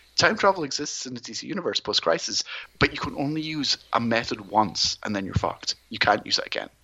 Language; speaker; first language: English; native; English